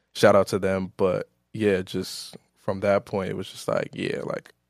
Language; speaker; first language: English; early bilingual, other home language; Yoruba